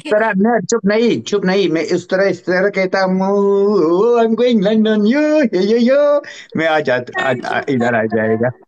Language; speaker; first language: Hindi; non-native, learner; Persian